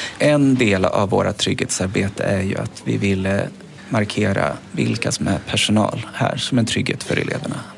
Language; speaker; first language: Swedish; native; Swedish